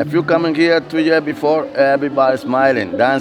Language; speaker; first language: English; non-native, learner; Spanish